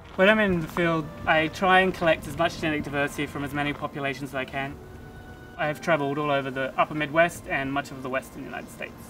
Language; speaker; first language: English; native; English